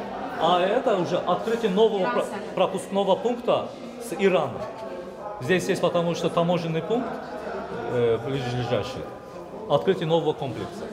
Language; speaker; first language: Russian; non-native, fluent; Azerbaijani